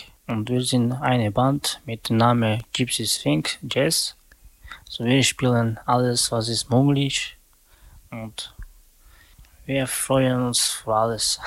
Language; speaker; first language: German; non-native, learner; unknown